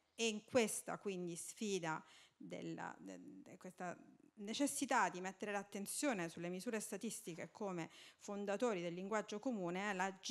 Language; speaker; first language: Italian; native; Italian